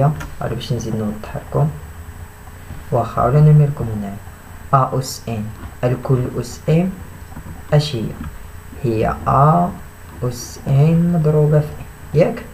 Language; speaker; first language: Arabic; native; Arabic